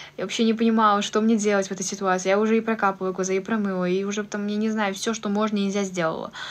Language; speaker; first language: Russian; native; Russian